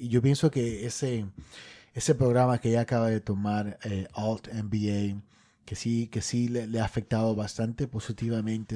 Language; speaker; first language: Spanish; early bilingual, other home language; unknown